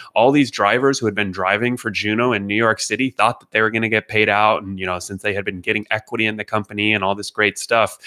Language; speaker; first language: English; native; English